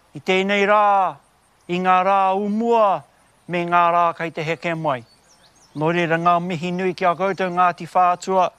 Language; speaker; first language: Māori; non-native, local second language; English